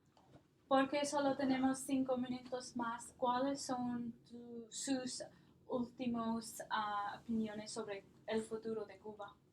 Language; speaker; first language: Spanish; non-native, learner; English